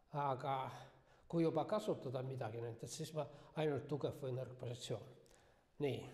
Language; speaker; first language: Estonian; non-native, local second language; Russian